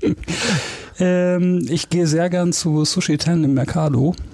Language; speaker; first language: German; native; German